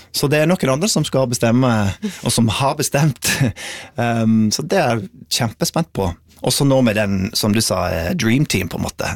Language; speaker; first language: Norwegian; non-native, fluent; English